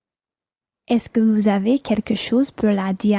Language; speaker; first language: French; non-native, learner; English